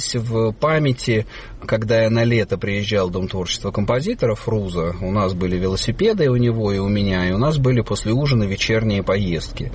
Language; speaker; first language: Russian; native; Russian